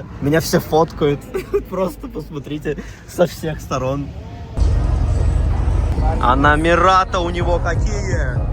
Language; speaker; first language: Russian; native; Russian